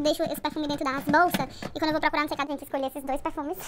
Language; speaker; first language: Portuguese; native; Portuguese